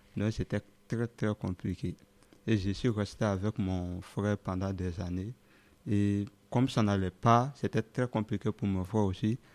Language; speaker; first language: French; non-native, local second language; Dyula